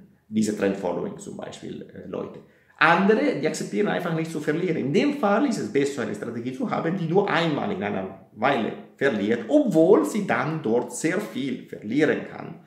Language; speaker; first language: German; non-native, fluent; Italian